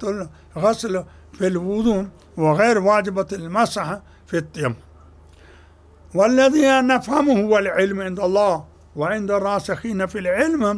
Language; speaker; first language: Arabic; non-native, fluent; Urdu